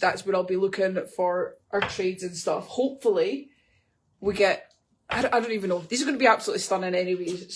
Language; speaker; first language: English; native; English